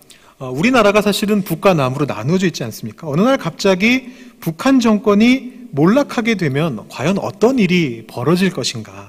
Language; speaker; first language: Korean; native; Korean